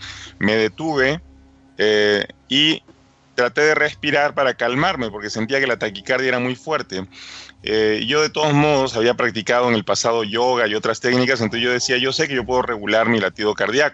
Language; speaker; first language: Spanish; native; Spanish